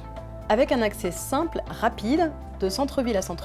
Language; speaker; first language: French; native; French